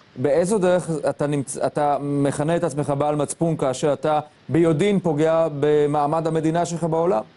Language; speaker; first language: Hebrew; native; Hebrew